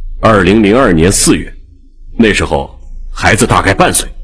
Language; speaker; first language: Chinese; native; Chinese